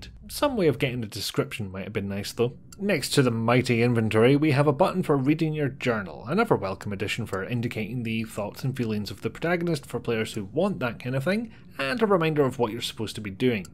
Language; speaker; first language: English; native; English